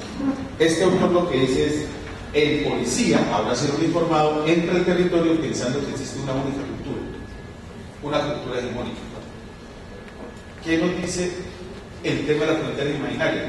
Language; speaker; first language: Spanish; native; Spanish